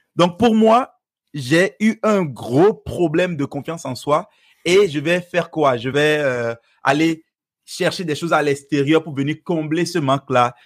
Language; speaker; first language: French; non-native, local second language; Fon